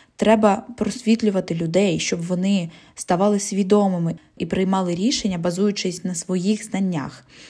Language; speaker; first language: Ukrainian; non-native, local second language; Russian